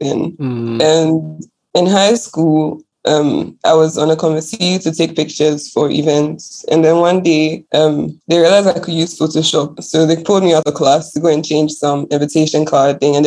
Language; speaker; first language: English; non-native, local second language; Akan